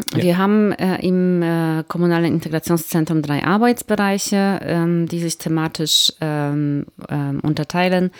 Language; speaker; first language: German; native; German